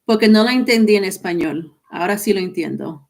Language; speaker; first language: Spanish; early bilingual, heritage; Spanish